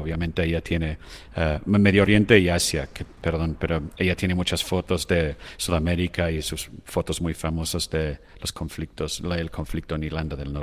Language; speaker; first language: Spanish; non-native, fluent; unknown